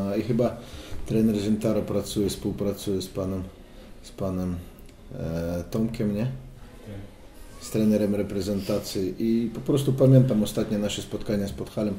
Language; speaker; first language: Polish; non-native, fluent; Russian